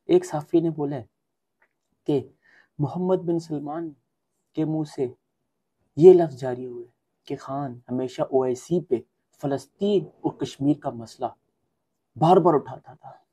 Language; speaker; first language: Urdu; native; Urdu